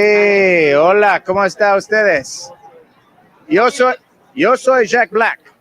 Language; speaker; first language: Spanish; non-native, learner; English